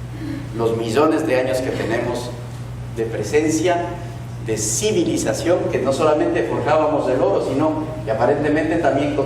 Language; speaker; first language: Spanish; native; Spanish